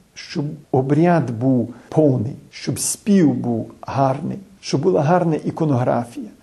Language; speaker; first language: Ukrainian; early bilingual, heritage; Ukrainian